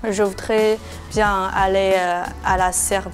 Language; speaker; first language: French; non-native, learner; Chinese